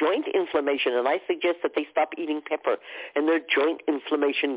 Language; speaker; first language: English; native; English